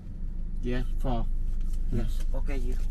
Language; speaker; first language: English; non-native, learner; Vietnamese